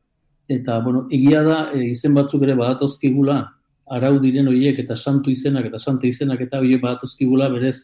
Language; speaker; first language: Basque; native; Basque